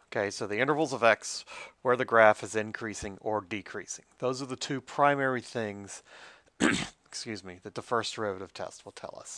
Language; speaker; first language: English; native; English